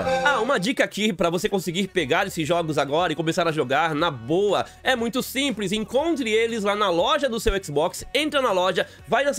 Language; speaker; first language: Portuguese; native; Portuguese